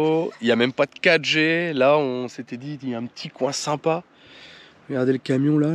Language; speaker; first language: French; native; French